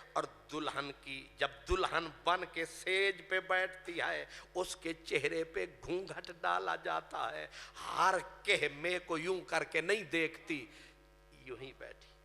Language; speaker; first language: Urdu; non-native, local second language; Punjabi